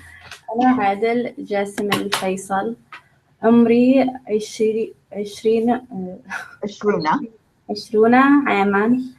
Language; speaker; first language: Arabic; non-native, learner; English